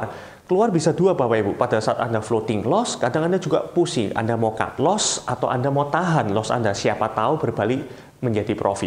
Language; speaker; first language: Indonesian; native; Indonesian